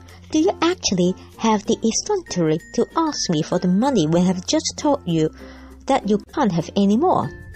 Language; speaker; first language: English; non-native, local second language; Cantonese